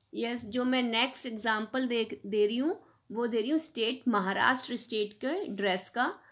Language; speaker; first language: Hindi; native; Hindi